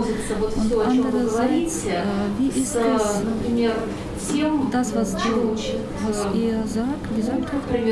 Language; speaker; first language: German; non-native, fluent; Russian